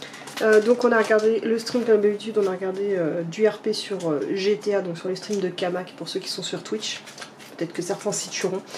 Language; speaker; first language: French; native; French